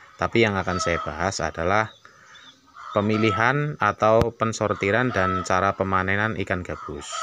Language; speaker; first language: Indonesian; non-native, local second language; Javanese